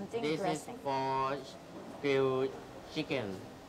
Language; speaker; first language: English; non-native, learner; Thai